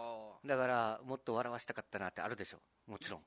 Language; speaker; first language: Japanese; native; Japanese